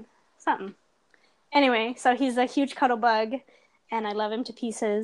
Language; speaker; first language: English; native; English